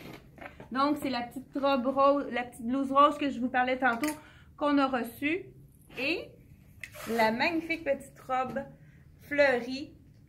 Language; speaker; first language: French; native; French